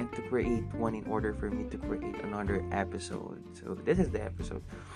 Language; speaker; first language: English; non-native, local second language; Filipino